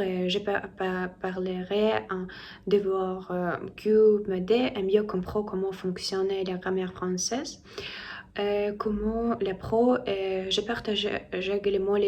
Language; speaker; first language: French; non-native, learner; Russian